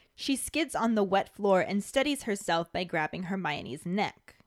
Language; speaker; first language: English; native; English